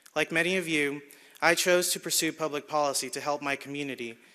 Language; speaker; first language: English; early bilingual, other home language; Spanish